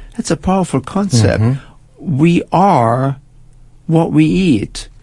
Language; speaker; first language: English; non-native, fluent; German